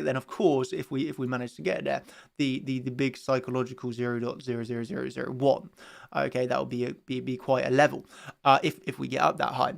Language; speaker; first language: English; native; English